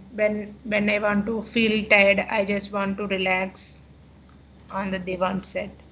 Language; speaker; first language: English; non-native, local second language; Telugu